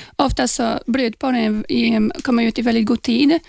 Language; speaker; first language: Swedish; non-native, fluent; Polish